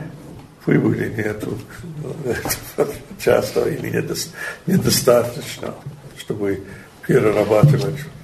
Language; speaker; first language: Russian; non-native, learner; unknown